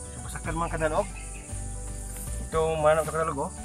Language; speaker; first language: Filipino; non-native, local second language; Cebuano